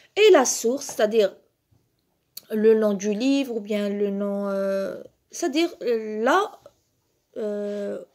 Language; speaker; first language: French; non-native, local second language; Arabic